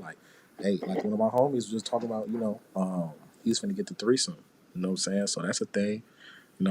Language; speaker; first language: English; native; English